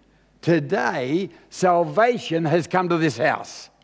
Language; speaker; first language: English; native; English